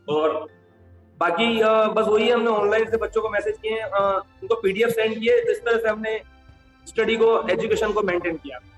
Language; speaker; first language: Hindi; native; Hindi